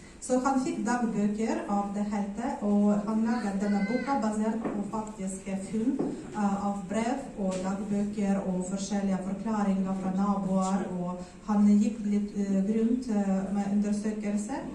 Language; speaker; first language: Swedish; non-native, fluent; Ukrainian